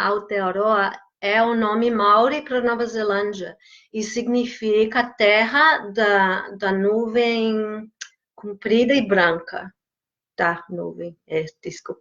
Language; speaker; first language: Portuguese; non-native, fluent; English